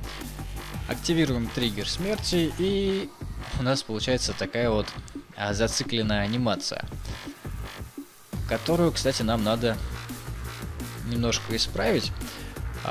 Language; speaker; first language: Russian; native; Russian